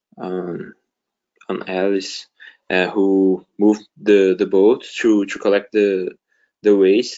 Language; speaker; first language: English; non-native, fluent; Portuguese